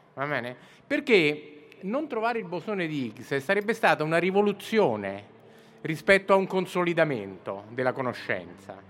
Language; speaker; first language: Italian; native; Italian